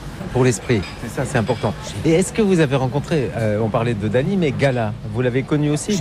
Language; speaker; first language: French; native; French